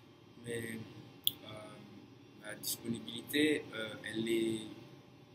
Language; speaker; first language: French; non-native, fluent; English